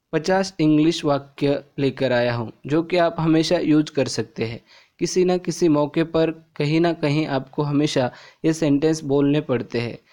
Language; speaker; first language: Hindi; non-native, local second language; Marathi